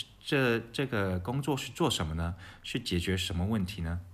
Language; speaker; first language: Chinese; early bilingual, heritage; English